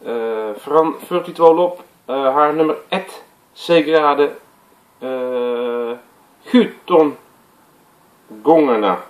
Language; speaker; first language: Swedish; non-native, learner; Dutch